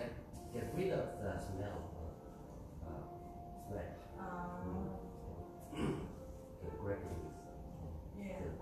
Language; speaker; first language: English; non-native, learner; Korean